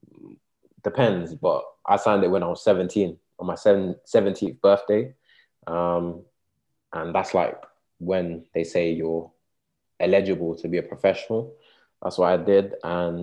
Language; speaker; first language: English; native; English